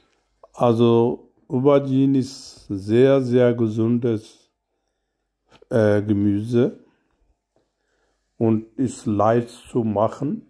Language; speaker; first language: German; non-native, learner; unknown